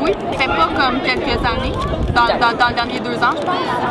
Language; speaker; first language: French; early bilingual, other home language; Spanish